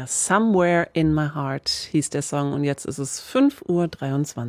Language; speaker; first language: German; native; German